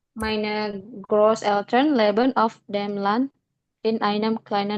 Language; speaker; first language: German; non-native, learner; Indonesian